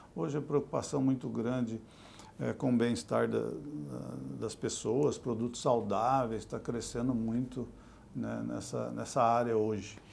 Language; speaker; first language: Portuguese; native; Portuguese